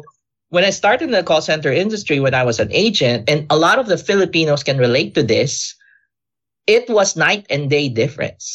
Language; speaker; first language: English; non-native, local second language; Filipino